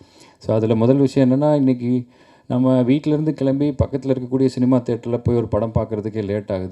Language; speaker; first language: Tamil; native; Tamil